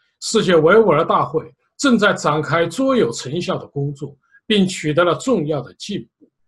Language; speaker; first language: Chinese; native; Chinese